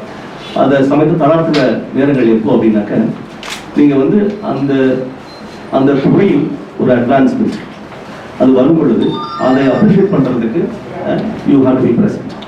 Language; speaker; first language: Tamil; native; Tamil